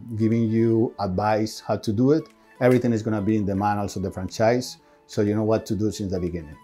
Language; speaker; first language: English; non-native, fluent; Spanish